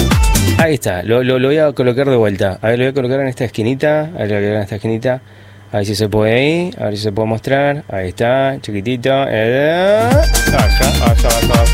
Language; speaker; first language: Spanish; native; Spanish